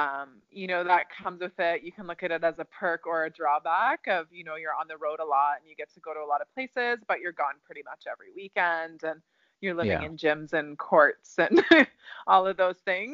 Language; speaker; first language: English; native; English